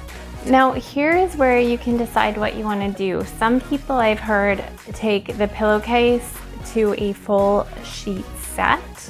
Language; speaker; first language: English; native; English